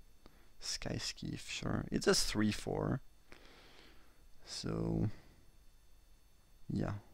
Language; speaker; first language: English; non-native, fluent; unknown